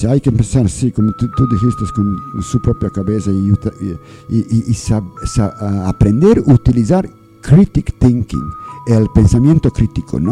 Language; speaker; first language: Spanish; non-native, learner; English